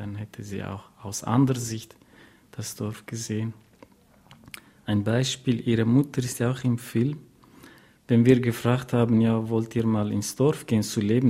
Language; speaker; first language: German; non-native, fluent; Kurdish